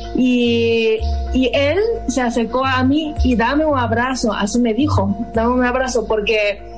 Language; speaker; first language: Spanish; non-native, fluent; Chinese